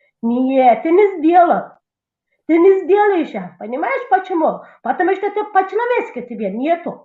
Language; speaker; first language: Russian; non-native, local second language; Tajik